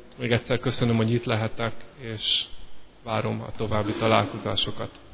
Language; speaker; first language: Hungarian; native; Hungarian